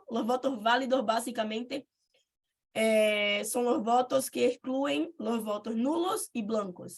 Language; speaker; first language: Spanish; non-native, fluent; Portuguese